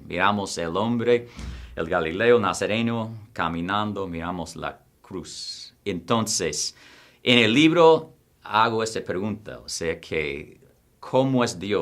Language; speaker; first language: Spanish; non-native, fluent; English